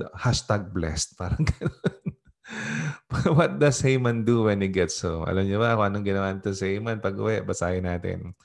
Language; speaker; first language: Filipino; non-native, local second language; Pampanga